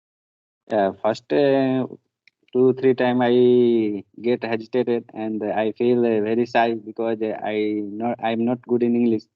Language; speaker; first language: English; non-native, learner; Hindi